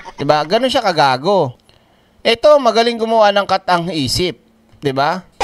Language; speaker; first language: Filipino; native; Filipino